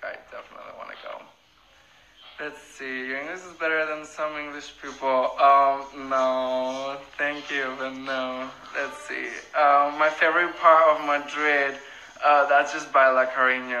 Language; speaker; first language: English; non-native, fluent; Spanish